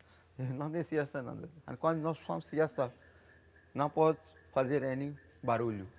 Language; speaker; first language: Portuguese; non-native, local second language; Konkani